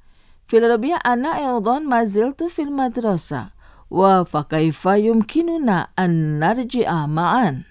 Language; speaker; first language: Arabic; non-native, fluent; Indonesian